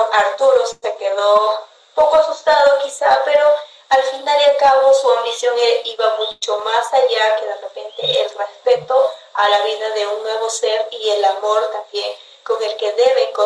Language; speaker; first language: Spanish; native; Spanish